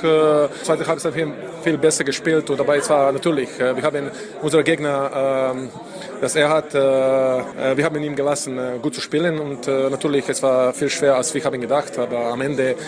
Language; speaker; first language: German; non-native, fluent; Slovenian